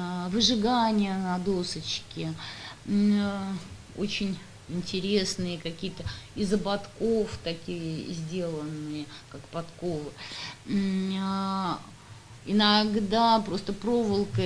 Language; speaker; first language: Russian; native; Russian